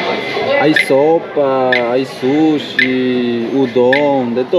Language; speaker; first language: Spanish; native; Spanish